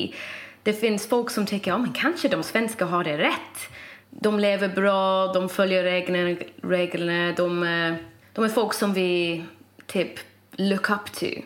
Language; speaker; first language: Swedish; non-native, fluent; English